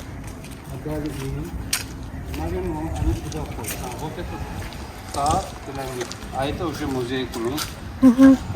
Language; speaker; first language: Russian; non-native, local second language; Azerbaijani